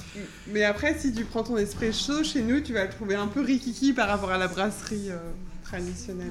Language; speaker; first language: French; native; French